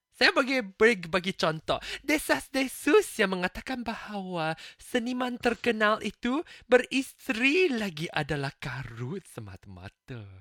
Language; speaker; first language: Malay; non-native, local second language; Chinese